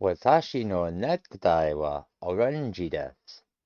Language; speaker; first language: Japanese; non-native, learner; English